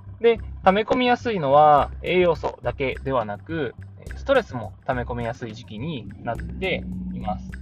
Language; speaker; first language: Japanese; native; Japanese